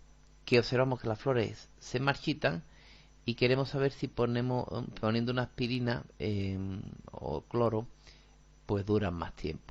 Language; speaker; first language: Spanish; native; Spanish